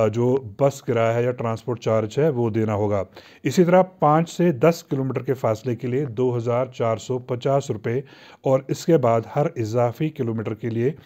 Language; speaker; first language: Hindi; non-native, local second language; Kashmiri